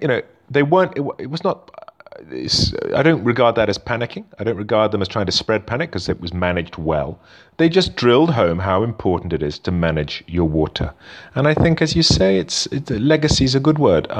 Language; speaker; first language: English; native; English